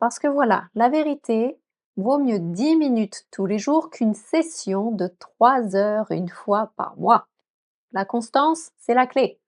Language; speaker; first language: French; native; French